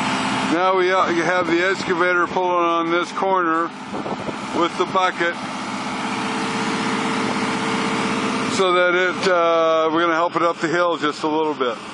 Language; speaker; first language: English; native; English